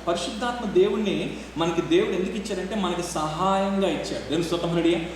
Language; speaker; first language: Telugu; non-native, local second language; Rajasthani